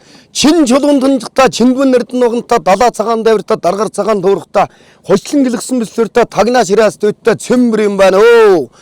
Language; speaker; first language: Mongolian; native; Mongolian